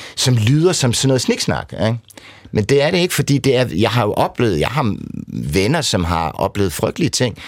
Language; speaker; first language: Danish; native; Danish